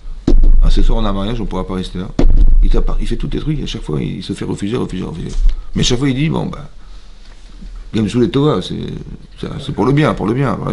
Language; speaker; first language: French; native; French